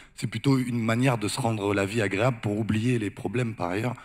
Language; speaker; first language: French; native; French